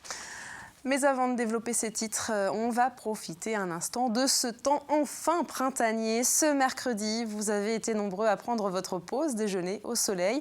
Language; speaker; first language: French; native; French